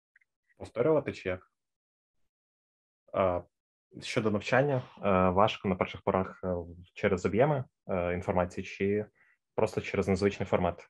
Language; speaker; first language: Ukrainian; native; Ukrainian